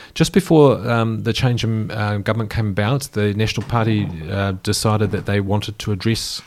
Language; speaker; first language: English; native; English